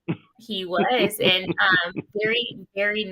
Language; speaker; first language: English; native; English